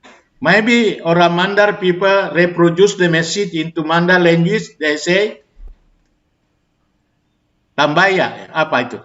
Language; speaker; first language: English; non-native, fluent; Indonesian